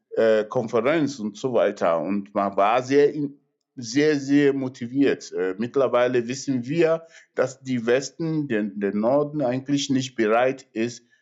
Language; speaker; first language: German; non-native, fluent; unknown